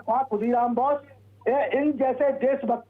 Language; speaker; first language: Hindi; native; Hindi